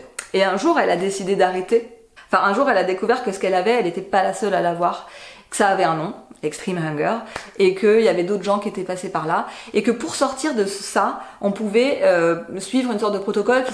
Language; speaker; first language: French; native; French